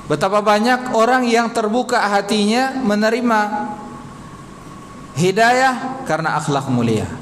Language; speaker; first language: Indonesian; native; Indonesian